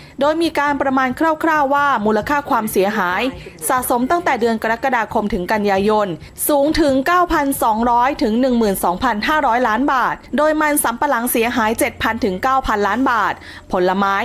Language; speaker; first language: Thai; native; Thai